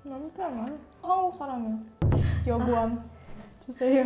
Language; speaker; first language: Korean; non-native, learner; Russian